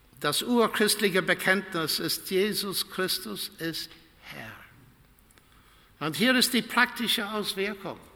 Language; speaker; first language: German; non-native, fluent; English